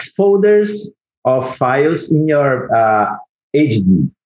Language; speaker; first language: English; non-native, learner; Portuguese